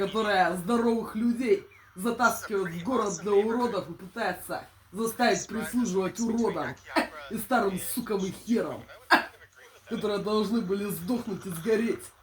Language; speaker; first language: Russian; native; Russian